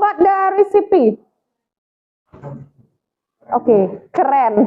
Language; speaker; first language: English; non-native, fluent; Indonesian